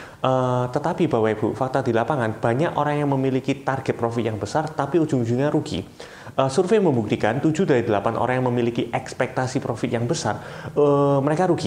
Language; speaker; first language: Indonesian; native; Indonesian